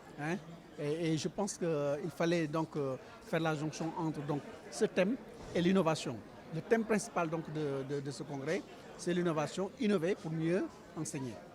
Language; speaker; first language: French; non-native, local second language; Wolof